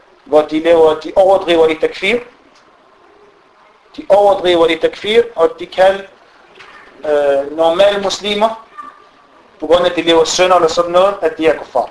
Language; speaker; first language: Danish; non-native, fluent; Arabic